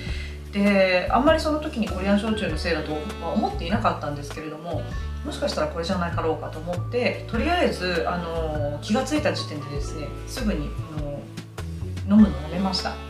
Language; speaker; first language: Japanese; native; Japanese